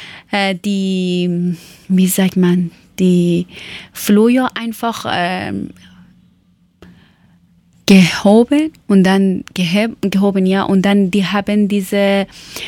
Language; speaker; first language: German; non-native, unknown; Persian